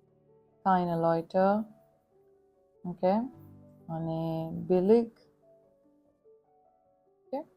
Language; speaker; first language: German; non-native, fluent; Gujarati